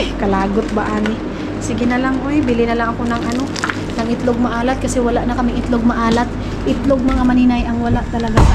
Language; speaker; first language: Filipino; non-native, local second language; Cebuano